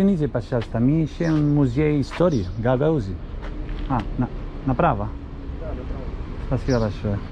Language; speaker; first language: Russian; non-native, learner; Spanish